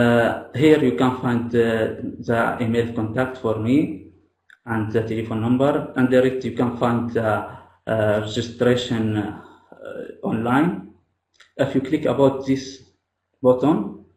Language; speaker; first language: English; non-native, fluent; Arabic